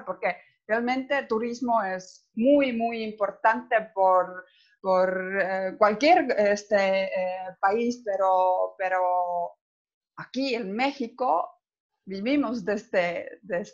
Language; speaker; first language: Spanish; non-native, fluent; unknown